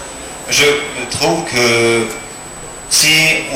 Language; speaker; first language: French; non-native, learner; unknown